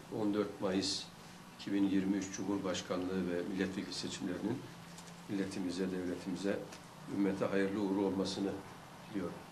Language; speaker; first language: Turkish; native; Turkish